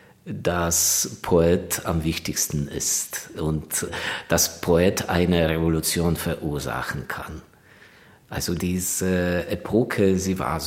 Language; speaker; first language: German; non-native, fluent; Ukrainian